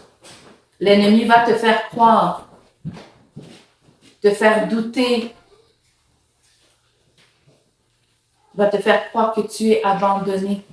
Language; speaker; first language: French; native; French